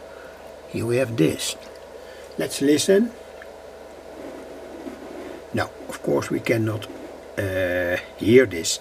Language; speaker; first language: English; non-native, fluent; Dutch